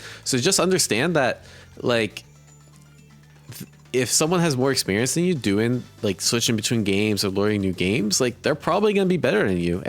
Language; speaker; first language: English; native; English